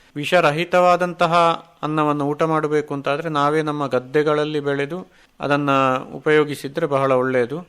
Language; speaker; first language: Kannada; native; Kannada